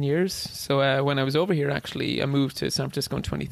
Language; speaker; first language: English; native; English